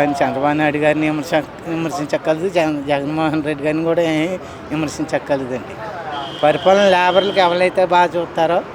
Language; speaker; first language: Telugu; native; Telugu